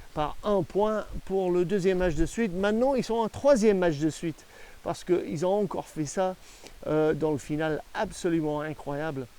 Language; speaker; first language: French; non-native, fluent; English